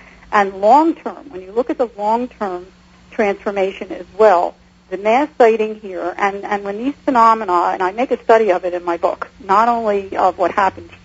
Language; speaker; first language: English; native; English